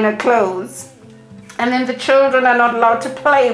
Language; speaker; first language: English; non-native, local second language; Shona